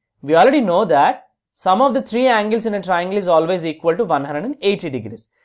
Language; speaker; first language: English; non-native, local second language; Telugu